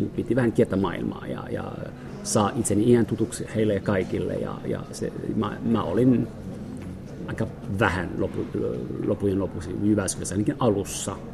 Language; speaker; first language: Finnish; non-native, fluent; French